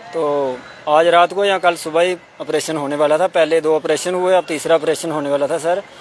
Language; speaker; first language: Hindi; native; Hindi